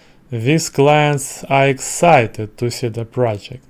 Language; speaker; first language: English; non-native, learner; Russian